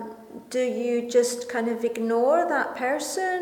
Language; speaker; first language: English; non-native, fluent; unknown